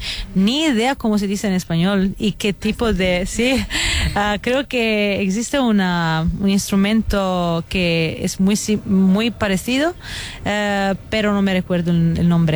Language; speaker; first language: Spanish; non-native, fluent; Italian